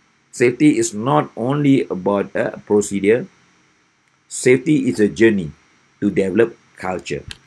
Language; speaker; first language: English; non-native, local second language; Malay